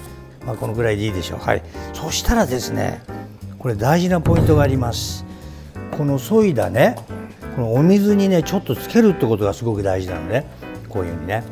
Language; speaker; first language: Japanese; native; Japanese